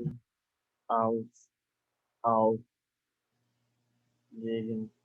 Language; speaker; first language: German; non-native, learner; Spanish